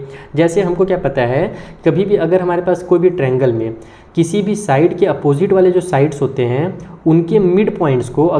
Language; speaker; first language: Hindi; native; Hindi